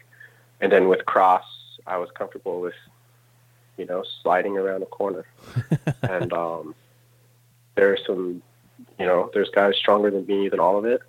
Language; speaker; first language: English; native; English